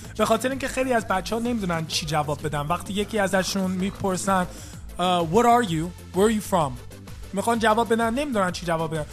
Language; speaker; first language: Persian; early bilingual, heritage; Persian